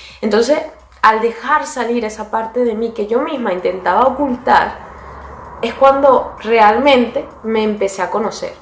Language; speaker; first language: Spanish; native; Spanish